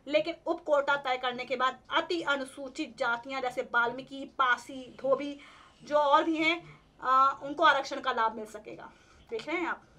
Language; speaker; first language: Hindi; native; Hindi